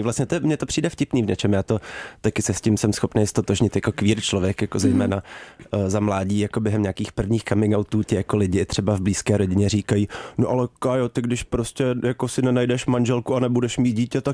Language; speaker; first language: Czech; native; Czech